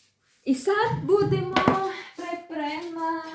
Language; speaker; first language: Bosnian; non-native, learner; Filipino